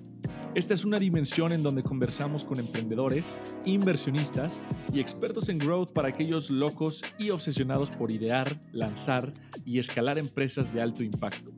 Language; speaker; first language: Spanish; native; Spanish